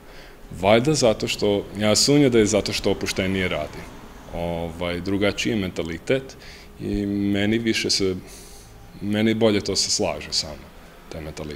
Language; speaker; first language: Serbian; early bilingual, heritage; Serbian